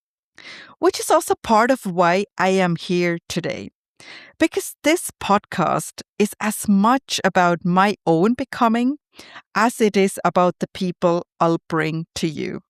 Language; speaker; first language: English; non-native, fluent; Tamil